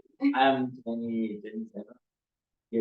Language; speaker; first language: English; non-native, learner; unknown